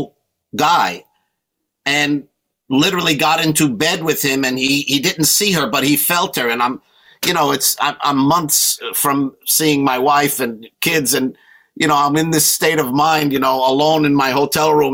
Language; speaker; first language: English; native; English